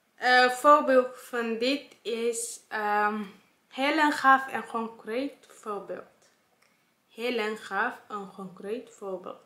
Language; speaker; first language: Dutch; non-native, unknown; Tigrinya